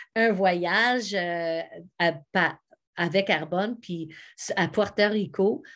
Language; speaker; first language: French; native; French